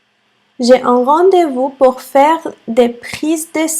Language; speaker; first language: French; non-native, fluent; Arabic